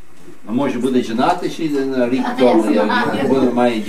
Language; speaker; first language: Ukrainian; early bilingual, heritage; Ukrainian